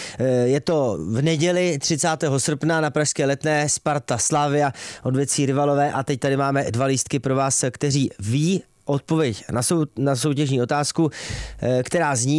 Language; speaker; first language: Czech; native; Czech